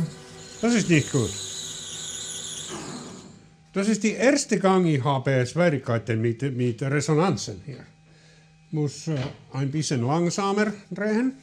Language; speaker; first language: German; non-native, learner; Finnish